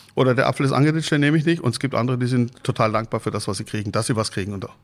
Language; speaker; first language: German; native; German